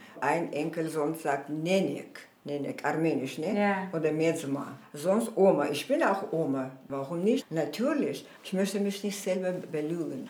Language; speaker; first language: German; non-native, fluent; Armenian